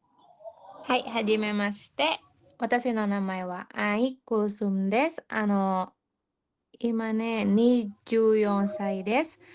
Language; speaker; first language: Japanese; non-native, learner; Indonesian